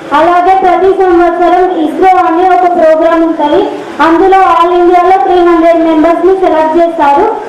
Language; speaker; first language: Telugu; native; Telugu